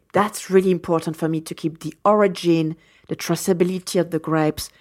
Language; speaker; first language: English; non-native, fluent; French